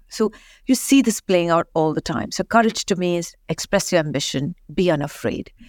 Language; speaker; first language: English; non-native, local second language; Marathi